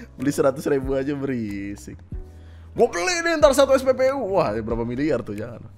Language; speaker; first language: Indonesian; native; Indonesian